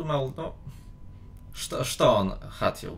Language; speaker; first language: Russian; non-native, learner; Polish